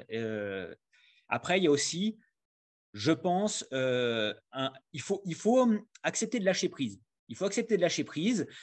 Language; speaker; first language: French; native; French